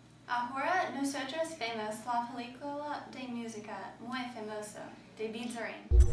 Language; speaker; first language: Spanish; non-native, learner; English